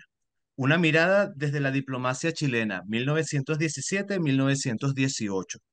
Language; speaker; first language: Spanish; native; Spanish